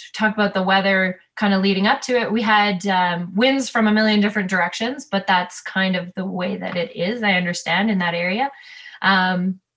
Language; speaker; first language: English; native; English